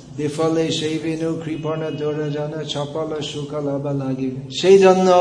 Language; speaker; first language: Bangla; non-native, fluent; English